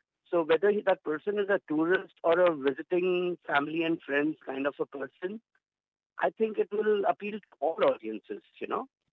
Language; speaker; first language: English; non-native, local second language; Gujarati